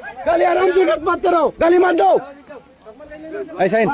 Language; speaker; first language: Hindi; non-native, learner; Bangla